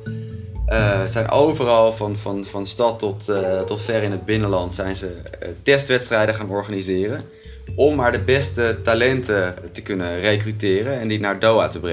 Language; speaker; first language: Dutch; native; Dutch